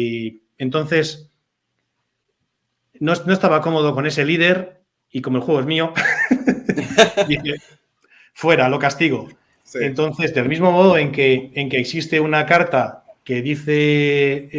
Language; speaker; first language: Spanish; native; Spanish